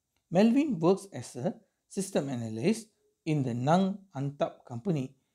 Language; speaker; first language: English; non-native, local second language; Tamil